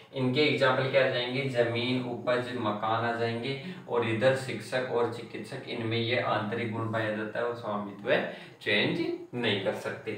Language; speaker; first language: Hindi; native; Hindi